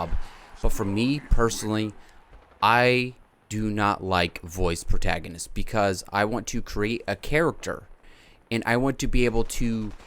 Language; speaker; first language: English; native; English